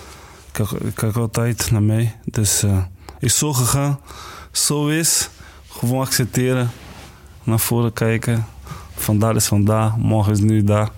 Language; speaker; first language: Dutch; non-native, learner; Portuguese